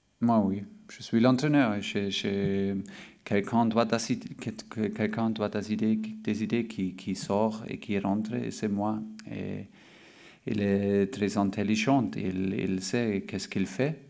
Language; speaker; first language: French; non-native, fluent; German